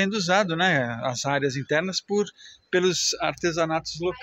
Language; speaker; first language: Portuguese; native; Portuguese